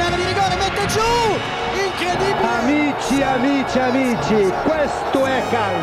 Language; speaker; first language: Italian; native; Italian